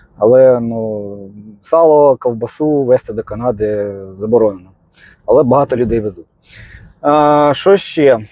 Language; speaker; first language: Ukrainian; non-native, local second language; Russian